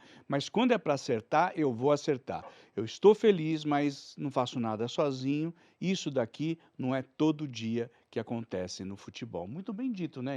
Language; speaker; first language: Portuguese; native; Portuguese